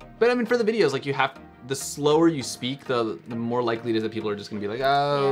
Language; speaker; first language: English; early bilingual, other home language; Spanish